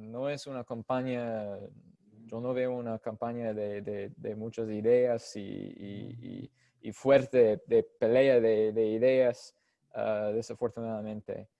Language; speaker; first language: Spanish; non-native, fluent; English